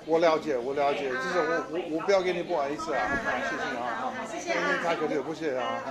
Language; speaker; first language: Chinese; non-native, learner; English